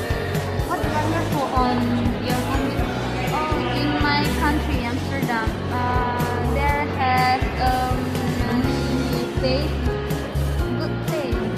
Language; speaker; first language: English; non-native, learner; Indonesian